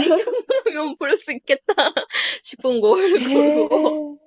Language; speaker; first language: Korean; non-native, fluent; Japanese